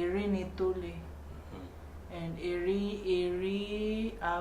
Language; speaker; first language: Igbo; non-native, learner; Filipino